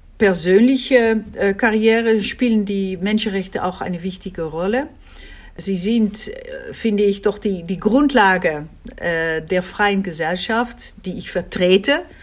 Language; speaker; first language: German; non-native, fluent; Dutch